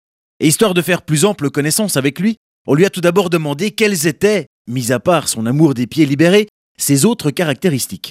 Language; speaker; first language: French; native; French